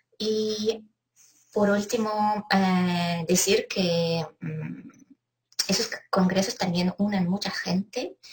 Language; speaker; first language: Spanish; non-native, fluent; Ukrainian